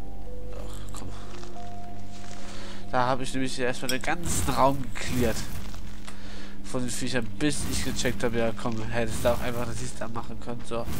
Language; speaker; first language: German; native; German